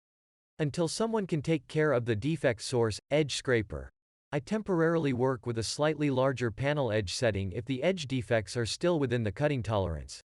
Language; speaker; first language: English; non-native, fluent; German